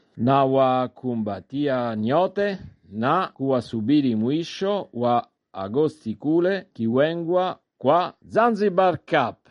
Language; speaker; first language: Swahili; non-native, learner; Italian